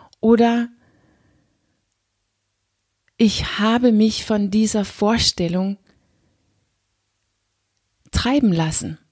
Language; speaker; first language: German; non-native, fluent; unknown